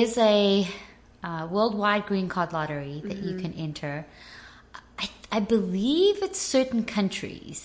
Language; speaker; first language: English; native; English